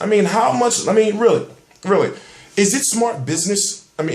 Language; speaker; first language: English; native; English